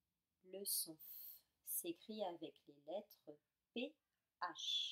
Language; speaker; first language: French; native; French